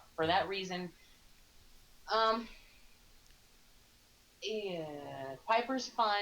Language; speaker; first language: English; native; English